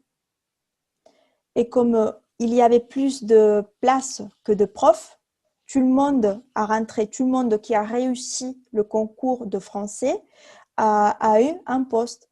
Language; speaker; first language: French; non-native, fluent; Spanish